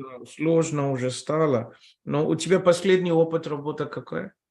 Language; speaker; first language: Russian; non-native, fluent; Telugu